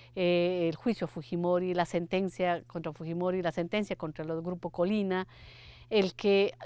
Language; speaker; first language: Spanish; native; Spanish